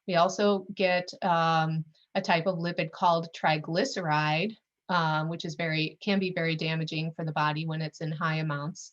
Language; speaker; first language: English; native; English